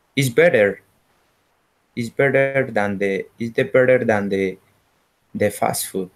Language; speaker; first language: English; non-native, learner; Spanish